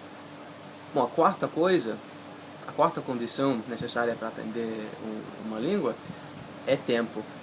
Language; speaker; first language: Portuguese; non-native, fluent; English